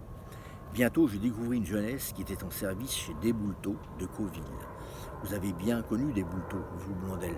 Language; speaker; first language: French; native; French